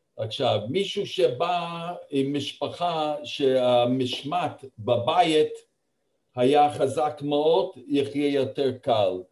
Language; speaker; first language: Hebrew; non-native, fluent; English